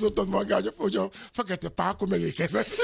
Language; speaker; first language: Hungarian; non-native, learner; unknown